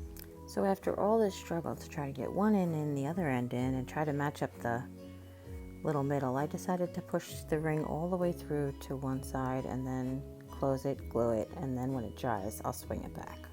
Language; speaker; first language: English; native; English